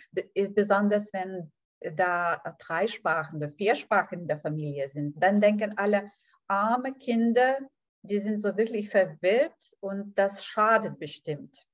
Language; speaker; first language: German; non-native, fluent; Lithuanian